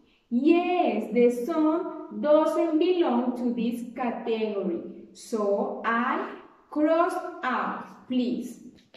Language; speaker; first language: English; non-native, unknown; Spanish